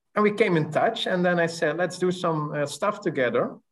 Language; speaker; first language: English; non-native, fluent; Dutch